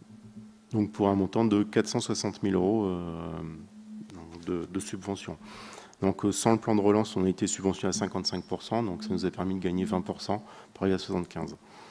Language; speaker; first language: French; native; French